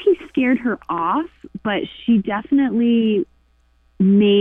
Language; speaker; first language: English; native; English